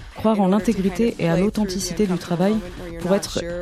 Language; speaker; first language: French; non-native, fluent; English